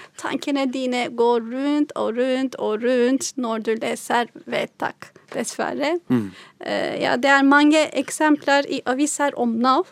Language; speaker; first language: Norwegian; non-native, fluent; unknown